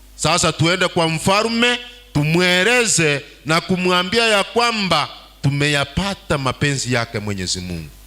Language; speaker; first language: Swahili; non-native, local second language; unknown